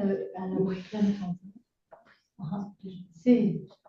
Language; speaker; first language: Spanish; non-native, learner; French